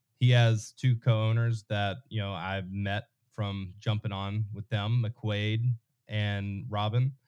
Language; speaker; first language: English; native; English